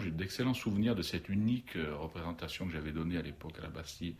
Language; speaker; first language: French; native; French